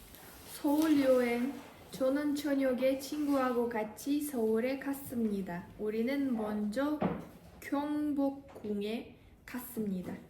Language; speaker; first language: Korean; non-native, learner; Kazakh